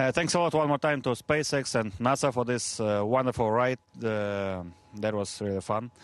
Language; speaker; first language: English; non-native, fluent; Russian